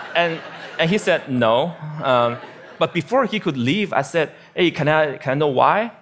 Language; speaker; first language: English; non-native, fluent; Chinese